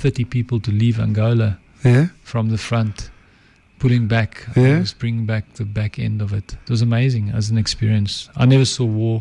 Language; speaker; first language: English; non-native, local second language; Afrikaans